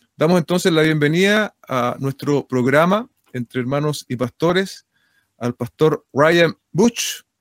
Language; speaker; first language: Spanish; native; Spanish